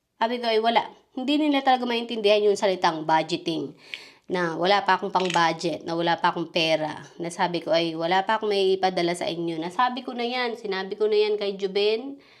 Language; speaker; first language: Filipino; native; Filipino